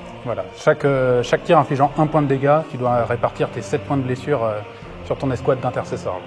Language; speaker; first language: French; native; French